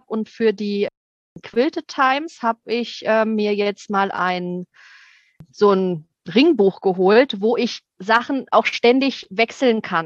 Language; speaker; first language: German; native; German